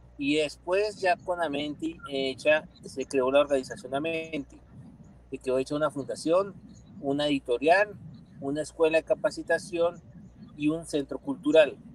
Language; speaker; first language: Spanish; native; Spanish